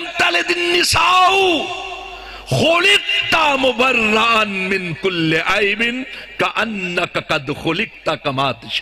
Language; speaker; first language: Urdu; non-native, local second language; Punjabi